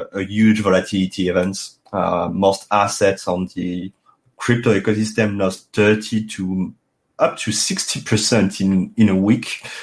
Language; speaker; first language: English; non-native, fluent; French